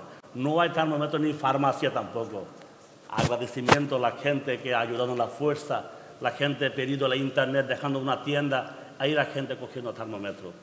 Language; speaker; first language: Spanish; non-native, learner; Bangla